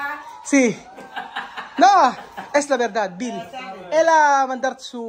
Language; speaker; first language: Spanish; non-native, learner; Filipino